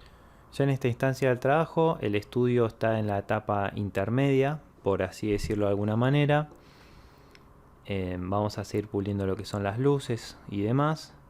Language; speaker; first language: Spanish; native; Spanish